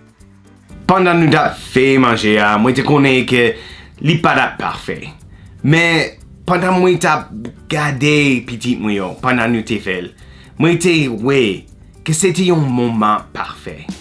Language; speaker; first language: Haitian Creole; non-native, learner; English